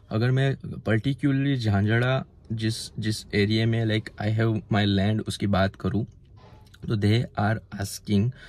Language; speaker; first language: Hindi; non-native, local second language; Gujarati